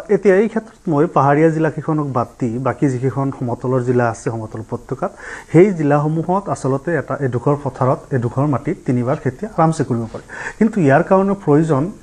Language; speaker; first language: Assamese; native; Assamese